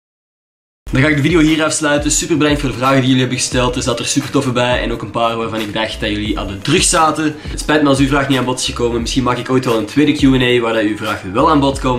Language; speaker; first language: Dutch; native; Dutch